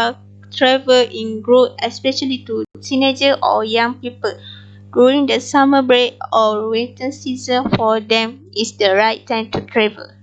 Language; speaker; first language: English; non-native, local second language; Malay